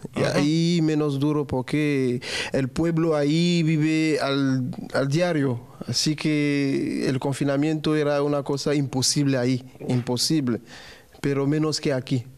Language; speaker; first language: Spanish; non-native, learner; French